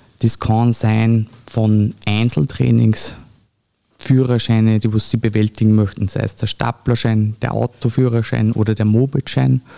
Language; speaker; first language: German; native; German